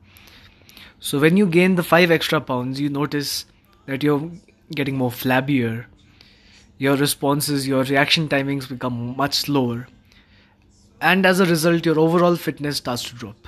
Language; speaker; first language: English; non-native, local second language; Hindi